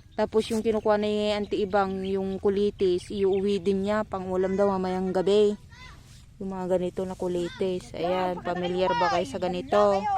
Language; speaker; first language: Filipino; non-native, local second language; Iloko